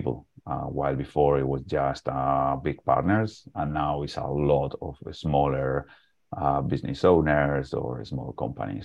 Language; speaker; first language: English; non-native, fluent; Spanish